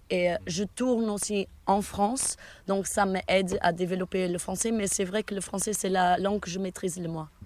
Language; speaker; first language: French; non-native, fluent; Portuguese